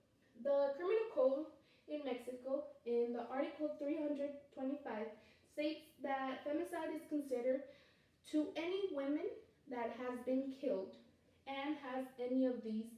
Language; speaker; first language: English; non-native, fluent; Spanish